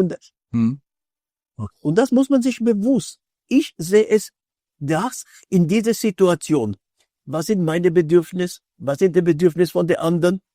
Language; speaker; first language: German; non-native, fluent; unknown